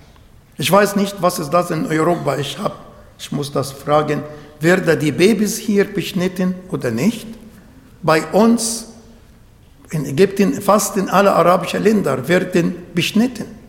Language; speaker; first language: German; non-native, fluent; Arabic